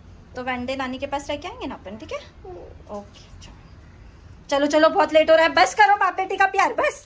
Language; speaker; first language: Hindi; native; Hindi